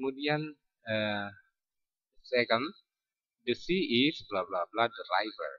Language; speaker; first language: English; non-native, fluent; Indonesian